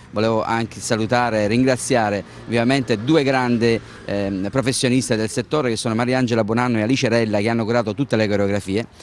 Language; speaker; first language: Italian; native; Italian